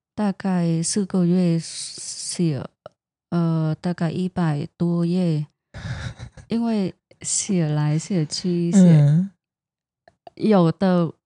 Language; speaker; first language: Chinese; non-native, fluent; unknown